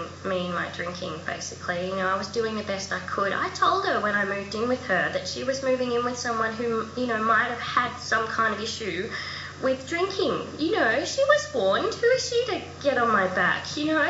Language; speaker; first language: English; native; English